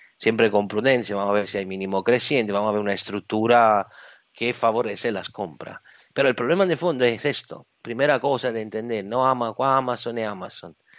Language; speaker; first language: Spanish; non-native, fluent; Italian